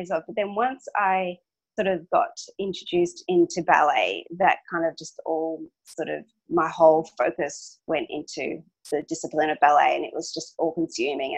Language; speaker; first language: English; non-native, local second language; Hungarian